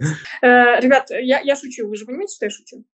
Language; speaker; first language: Russian; native; Russian